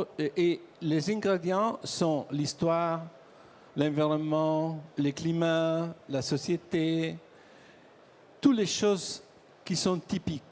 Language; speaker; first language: French; non-native, learner; Italian